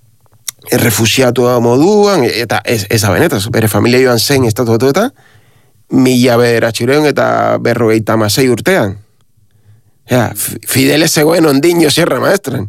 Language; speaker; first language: Basque; non-native, learner; Spanish